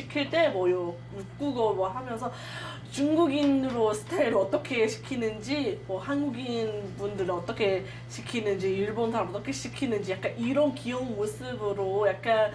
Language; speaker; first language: Korean; non-native, fluent; Chinese